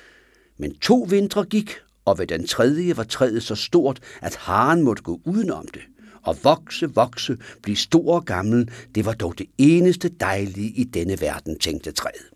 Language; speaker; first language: Danish; native; Danish